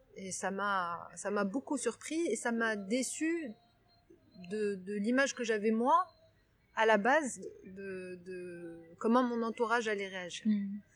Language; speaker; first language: French; non-native, local second language; Arabic